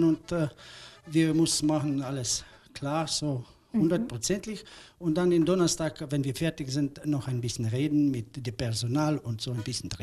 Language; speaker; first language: German; non-native, learner; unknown